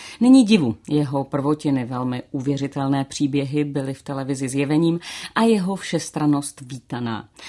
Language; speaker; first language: Czech; native; Czech